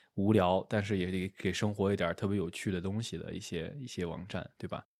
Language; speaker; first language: Chinese; native; Chinese